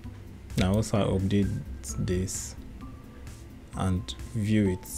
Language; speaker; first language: English; native; English